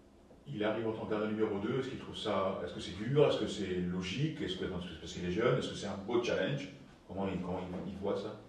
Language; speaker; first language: French; native; French